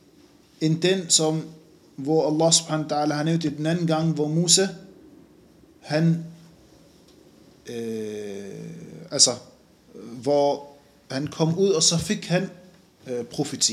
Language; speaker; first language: Danish; non-native, fluent; Arabic